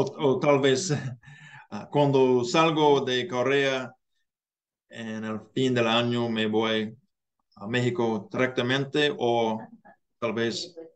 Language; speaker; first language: Spanish; non-native, learner; English